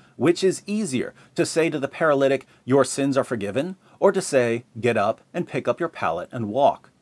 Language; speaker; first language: English; native; English